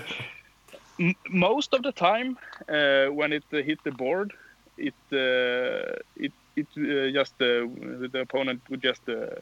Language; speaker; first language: English; non-native, fluent; Swedish